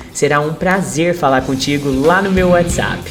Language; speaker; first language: Portuguese; native; Portuguese